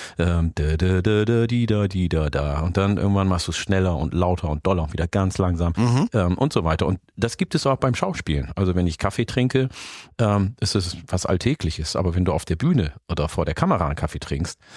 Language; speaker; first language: German; non-native, fluent; Oromo